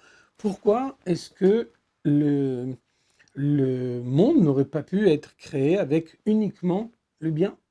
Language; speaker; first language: French; native; French